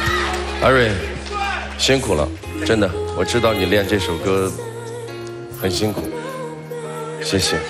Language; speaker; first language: Chinese; native; Chinese